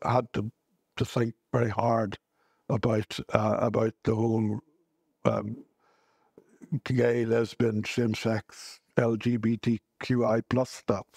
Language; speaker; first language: English; native; English